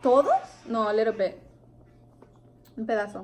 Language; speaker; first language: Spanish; early bilingual, heritage; Spanish